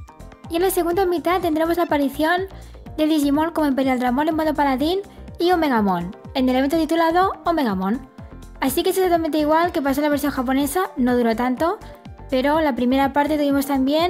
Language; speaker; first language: Spanish; native; Spanish